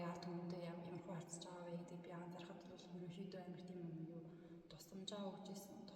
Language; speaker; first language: Mongolian; early bilingual, heritage; Mongolian